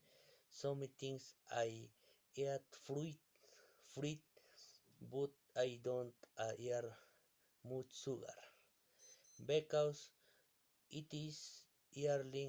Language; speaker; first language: English; non-native, learner; Spanish